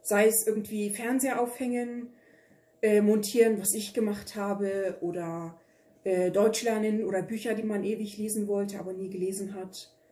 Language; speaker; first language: German; early bilingual, other home language; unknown